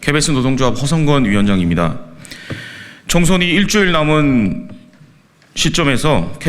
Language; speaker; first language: Korean; native; Korean